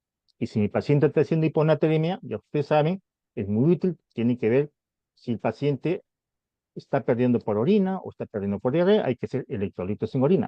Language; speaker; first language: Spanish; native; Spanish